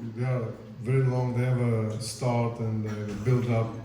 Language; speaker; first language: English; non-native, fluent; Albanian